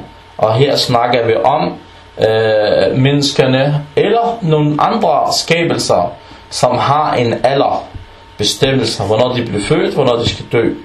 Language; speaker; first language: Danish; early bilingual, other home language; Arabic